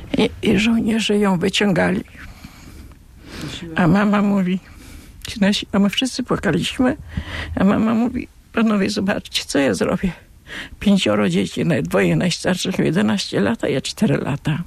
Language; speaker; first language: Polish; non-native, local second language; Ukrainian